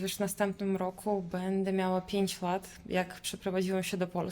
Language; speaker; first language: Polish; non-native, fluent; Russian